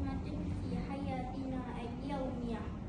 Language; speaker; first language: Arabic; non-native, learner; Malay